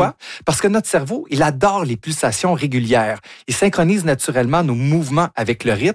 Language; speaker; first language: French; native; French